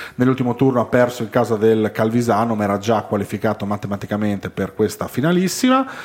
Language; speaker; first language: Italian; native; Italian